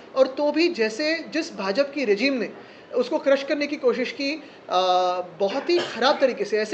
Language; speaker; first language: Hindi; non-native, local second language; Marathi